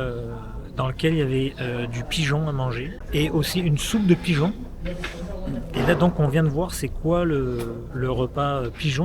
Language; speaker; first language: French; native; French